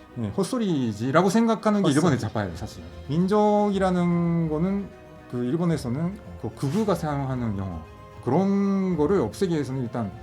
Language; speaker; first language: Korean; non-native, fluent; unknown